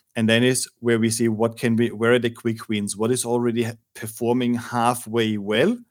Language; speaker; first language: English; non-native, fluent; German